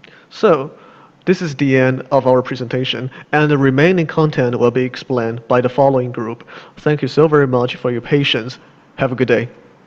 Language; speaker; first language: English; non-native, fluent; Chinese